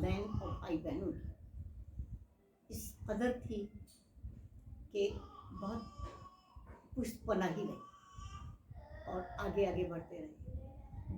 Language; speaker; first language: Urdu; native; Urdu